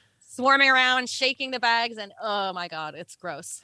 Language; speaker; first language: English; native; English